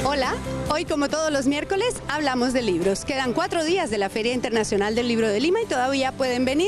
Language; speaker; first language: Spanish; native; Spanish